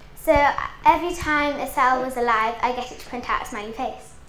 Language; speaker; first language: English; native; English